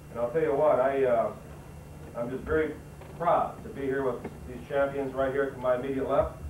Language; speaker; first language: English; native; English